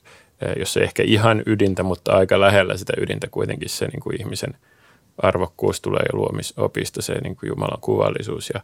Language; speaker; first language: Finnish; native; Finnish